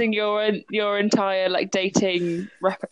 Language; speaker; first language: English; native; English